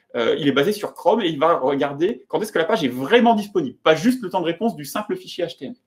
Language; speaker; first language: French; native; French